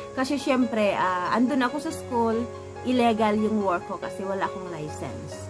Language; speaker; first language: Filipino; native; Filipino